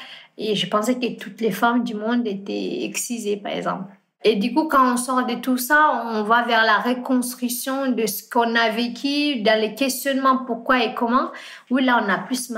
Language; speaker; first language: French; non-native, fluent; Fula